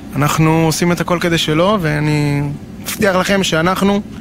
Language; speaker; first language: Hebrew; native; Hebrew